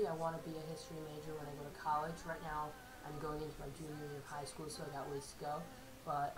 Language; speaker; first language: English; native; English